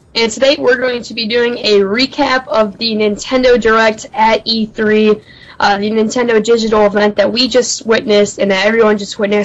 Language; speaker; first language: English; native; English